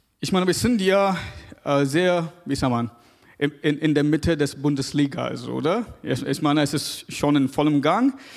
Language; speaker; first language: German; non-native, fluent; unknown